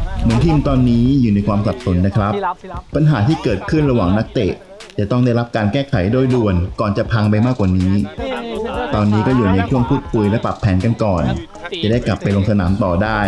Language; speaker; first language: Thai; native; Thai